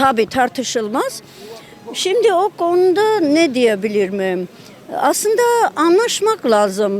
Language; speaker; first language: Turkish; non-native, learner; Armenian